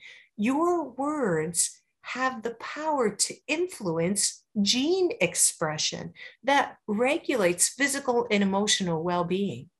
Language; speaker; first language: English; native; English